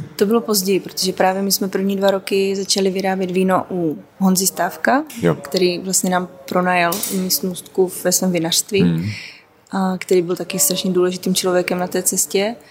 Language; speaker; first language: Czech; native; Czech